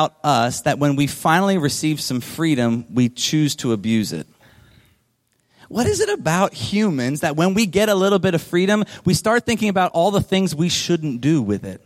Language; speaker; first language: English; native; English